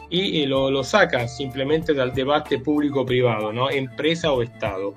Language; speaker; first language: Spanish; native; Spanish